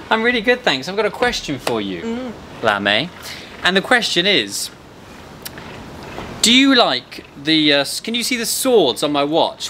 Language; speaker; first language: English; native; English